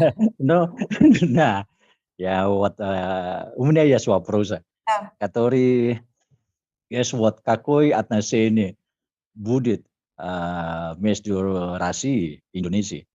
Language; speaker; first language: Russian; non-native, learner; Indonesian